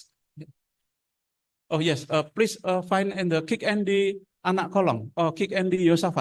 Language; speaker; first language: English; non-native, fluent; Indonesian